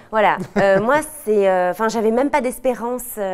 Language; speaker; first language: French; native; French